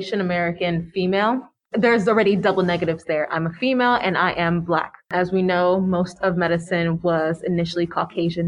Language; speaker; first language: English; native; English